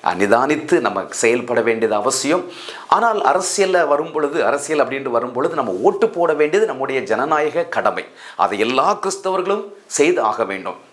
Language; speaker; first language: Tamil; native; Tamil